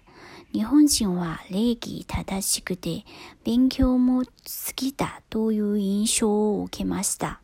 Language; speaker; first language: Japanese; non-native, fluent; Chinese